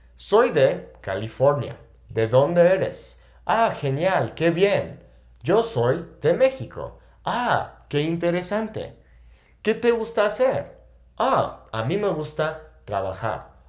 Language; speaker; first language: Spanish; non-native, fluent; English